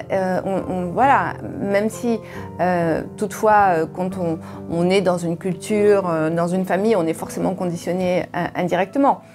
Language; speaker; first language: French; non-native, local second language; Arabic